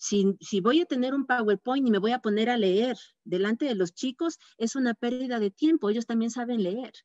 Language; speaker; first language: Spanish; native; Spanish